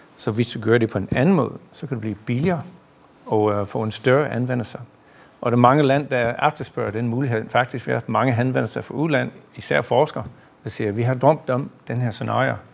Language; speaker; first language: Danish; non-native, fluent; English